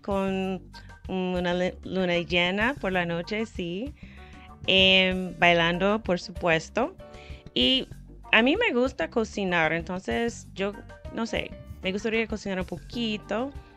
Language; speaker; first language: Spanish; non-native, fluent; English